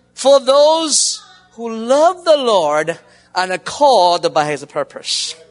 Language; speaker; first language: English; non-native, learner; Chinese